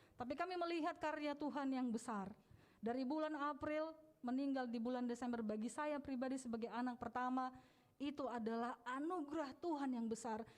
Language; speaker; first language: Indonesian; non-native, local second language; Batak Toba